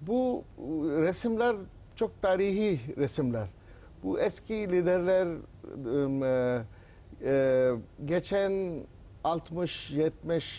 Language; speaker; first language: Turkish; non-native, learner; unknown